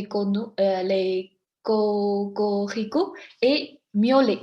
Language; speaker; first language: French; non-native, fluent; Chinese